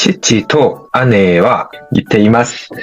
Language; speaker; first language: Japanese; non-native, learner; Korean